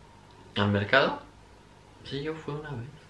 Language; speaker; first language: Spanish; non-native, fluent; French